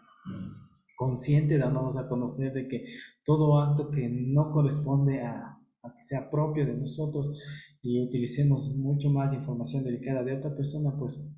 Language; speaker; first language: Spanish; native; Spanish